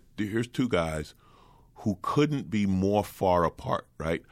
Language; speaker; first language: English; native; English